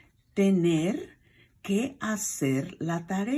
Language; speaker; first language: Spanish; non-native, fluent; English